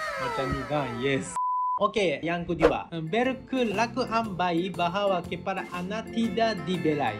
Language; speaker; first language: Malay; non-native, learner; Japanese